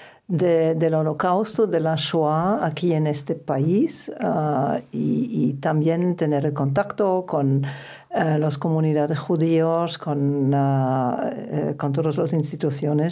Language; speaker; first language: Spanish; non-native, fluent; German